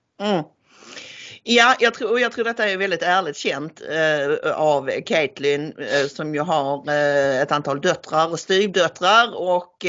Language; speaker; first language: Swedish; native; Swedish